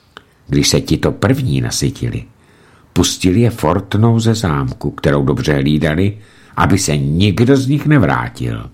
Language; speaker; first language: Czech; native; Czech